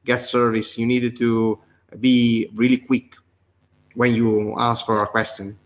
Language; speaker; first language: English; non-native, learner; Italian